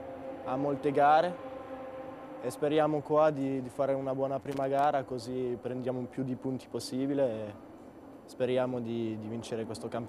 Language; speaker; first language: Italian; non-native, learner; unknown